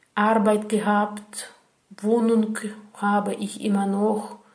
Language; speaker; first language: German; non-native, fluent; Russian